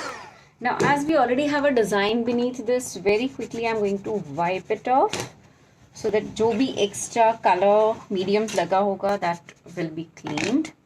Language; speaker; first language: English; non-native, local second language; Hindi